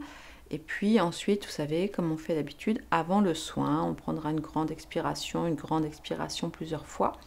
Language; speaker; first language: French; native; French